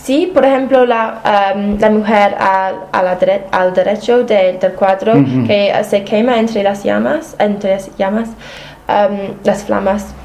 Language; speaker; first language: Spanish; non-native, fluent; English